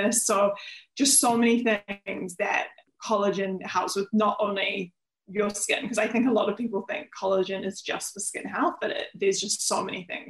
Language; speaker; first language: English; native; English